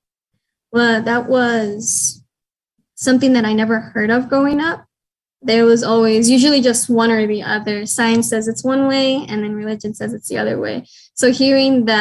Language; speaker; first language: English; native; English